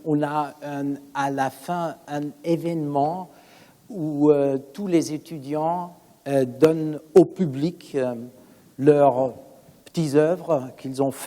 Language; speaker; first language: French; non-native, fluent; German